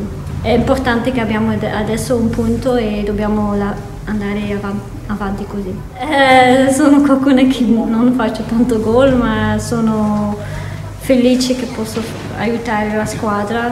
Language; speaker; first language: Italian; non-native, fluent; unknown